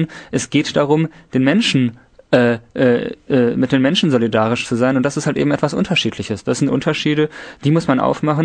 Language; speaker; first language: German; native; German